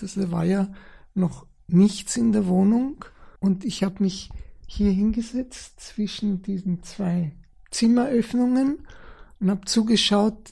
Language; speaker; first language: German; early bilingual, other home language; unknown